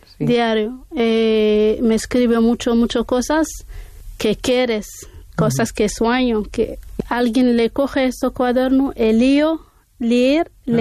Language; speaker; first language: Spanish; non-native, learner; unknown